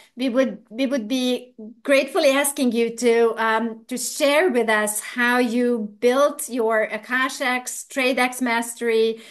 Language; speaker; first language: English; non-native, fluent; Hungarian